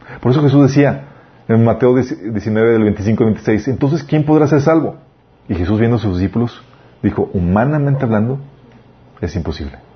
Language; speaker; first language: Spanish; native; Spanish